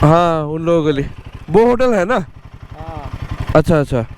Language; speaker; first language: Hindi; non-native, local second language; Bangla